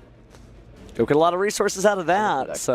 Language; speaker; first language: English; native; English